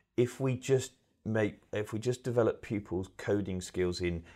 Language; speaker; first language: English; native; English